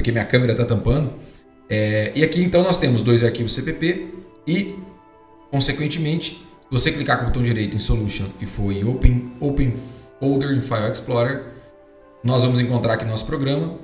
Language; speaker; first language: Portuguese; native; Portuguese